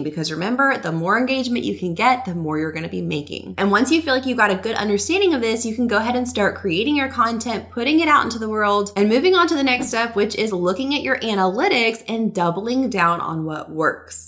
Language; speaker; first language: English; native; English